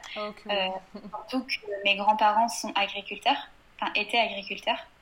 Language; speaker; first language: French; native; French